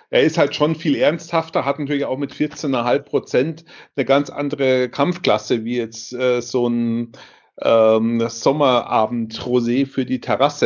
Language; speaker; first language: German; native; German